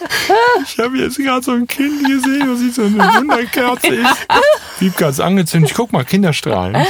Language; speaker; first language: German; native; German